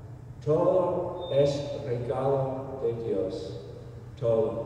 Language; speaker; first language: Spanish; non-native, fluent; English